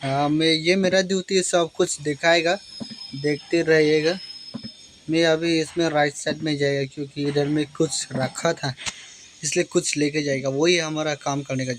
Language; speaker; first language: Hindi; non-native, local second language; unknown